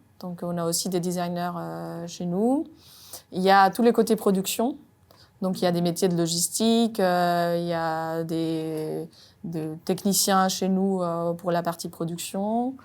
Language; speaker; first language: French; non-native, fluent; Spanish